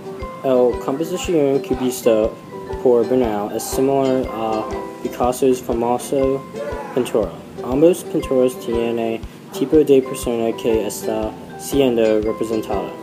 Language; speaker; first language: Spanish; non-native, learner; English